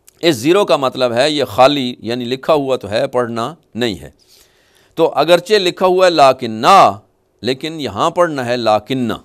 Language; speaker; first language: Urdu; non-native, local second language; Punjabi